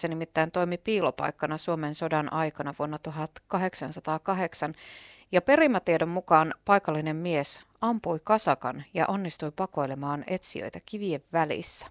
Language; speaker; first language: Finnish; native; Finnish